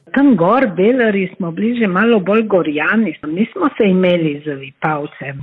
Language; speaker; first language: Slovenian; native; Slovenian